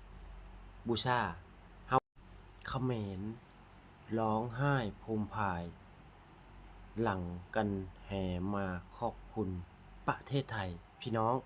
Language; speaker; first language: Thai; non-native, local second language; Lao